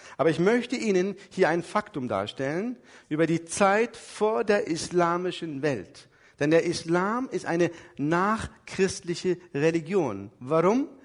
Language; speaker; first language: German; early bilingual, other home language; Turkish